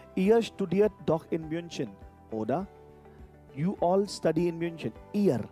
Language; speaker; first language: German; non-native, fluent; Hindi